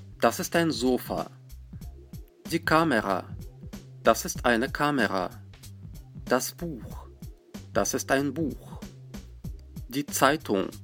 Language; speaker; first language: German; non-native, fluent; Russian